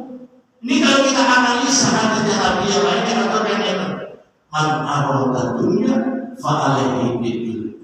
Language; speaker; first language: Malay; non-native, local second language; Javanese